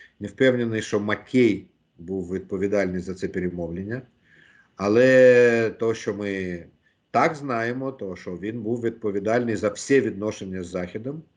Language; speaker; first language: Ukrainian; non-native, local second language; Russian